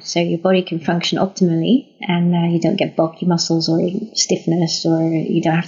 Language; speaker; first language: English; native; English